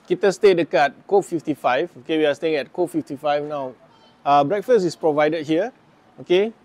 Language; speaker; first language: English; non-native, local second language; Malay